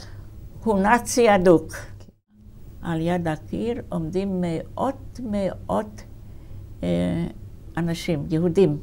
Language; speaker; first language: Hebrew; non-native, fluent; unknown